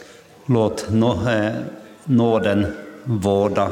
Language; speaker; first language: Swedish; non-native, local second language; Finnish